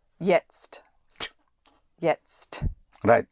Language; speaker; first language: German; non-native, learner; English